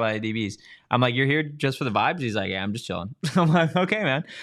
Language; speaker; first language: English; native; English